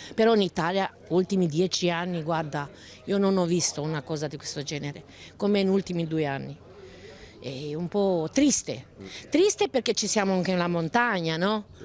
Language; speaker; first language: Italian; non-native, fluent; Romanian